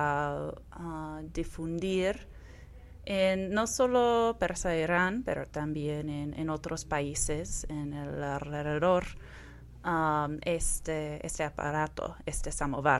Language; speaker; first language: Spanish; non-native, fluent; English